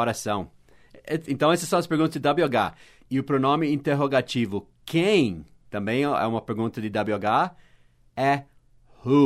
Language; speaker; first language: Portuguese; non-native, fluent; English